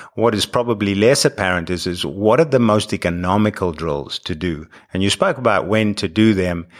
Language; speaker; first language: English; native; English